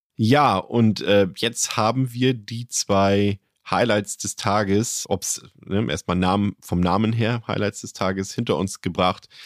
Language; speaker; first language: German; native; German